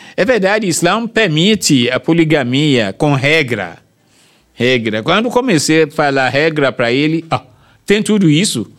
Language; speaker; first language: Portuguese; non-native, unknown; Yoruba